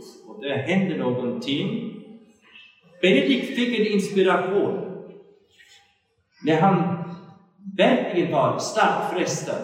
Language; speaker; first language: Swedish; non-native, fluent; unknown